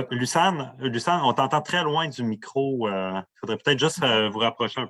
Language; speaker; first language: French; native; French